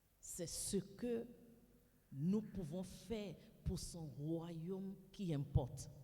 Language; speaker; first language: French; non-native, fluent; Yoruba